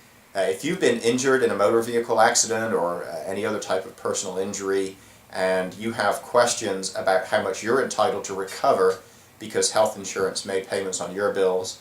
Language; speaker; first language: English; native; English